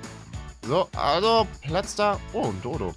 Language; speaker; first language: German; native; German